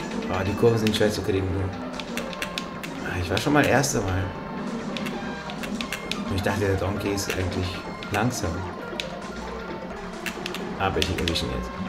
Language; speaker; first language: German; native; German